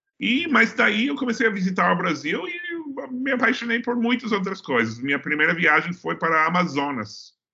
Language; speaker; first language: Portuguese; non-native, fluent; English